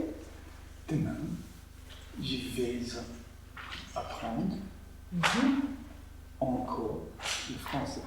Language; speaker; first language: French; non-native, learner; English